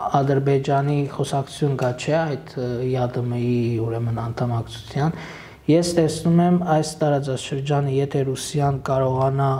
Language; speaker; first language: Armenian; early bilingual, heritage; Armenian